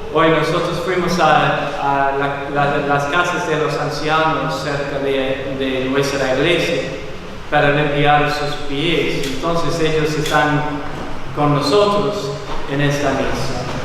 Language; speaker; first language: Spanish; non-native, learner; English